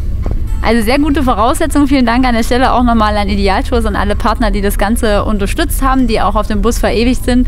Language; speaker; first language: German; native; German